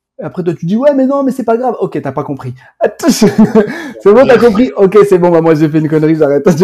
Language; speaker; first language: French; early bilingual, other home language; Arabic